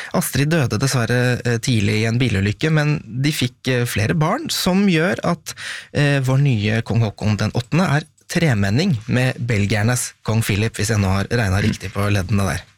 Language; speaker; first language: Norwegian; native; Norwegian